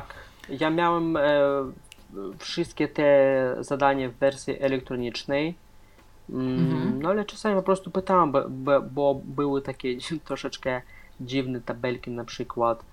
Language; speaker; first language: Polish; non-native, fluent; Russian